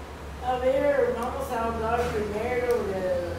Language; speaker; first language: Spanish; non-native, fluent; English